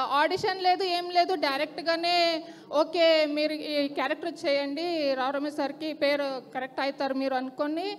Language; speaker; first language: Telugu; non-native, learner; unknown